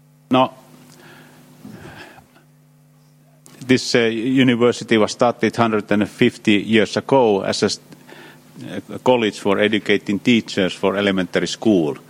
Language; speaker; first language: English; non-native, fluent; Finnish